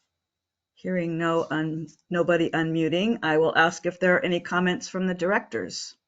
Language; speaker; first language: English; native; English